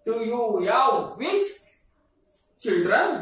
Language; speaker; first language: English; non-native, local second language; Kannada